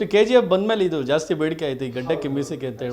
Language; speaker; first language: Kannada; native; Kannada